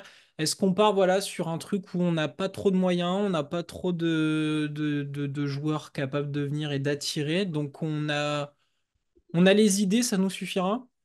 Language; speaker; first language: French; native; French